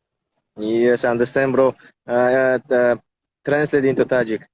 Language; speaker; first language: English; non-native, learner; Tajik